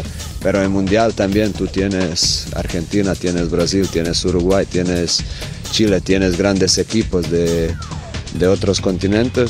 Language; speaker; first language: Spanish; non-native, fluent; Croatian